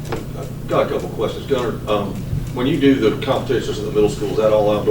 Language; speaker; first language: English; native; English